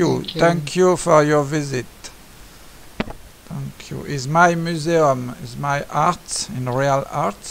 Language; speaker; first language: English; non-native, learner; French